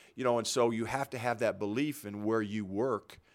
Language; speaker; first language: English; native; English